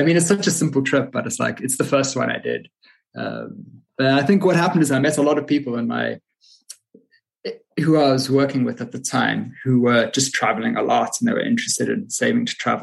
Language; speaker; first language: English; native; English